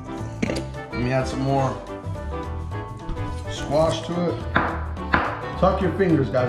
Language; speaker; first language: English; native; English